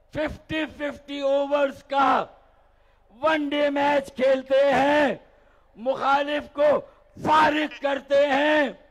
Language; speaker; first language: Urdu; native; Urdu